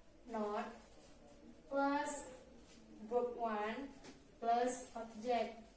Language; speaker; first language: English; non-native, learner; Indonesian